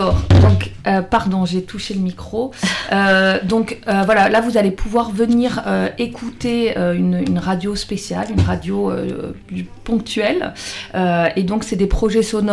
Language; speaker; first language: French; native; French